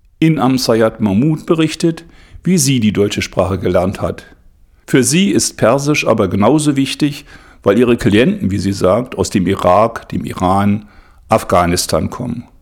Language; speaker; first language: German; native; German